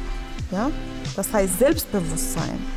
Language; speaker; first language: German; non-native, fluent; Lithuanian